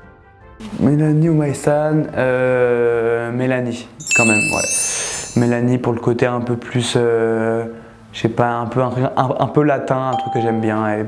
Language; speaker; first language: French; native; French